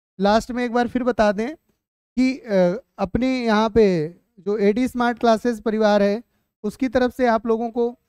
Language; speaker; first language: Hindi; native; Hindi